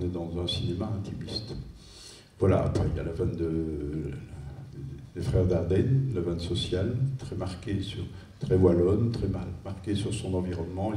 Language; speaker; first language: French; native; French